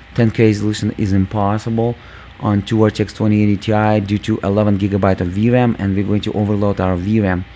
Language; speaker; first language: English; non-native, fluent; Russian